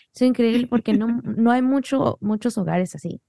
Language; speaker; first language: Spanish; early bilingual, heritage; Spanish